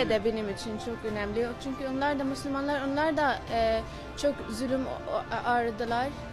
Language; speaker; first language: Turkish; non-native, fluent; Arabic